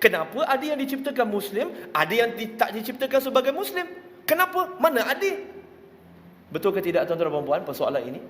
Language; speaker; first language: Malay; non-native, local second language; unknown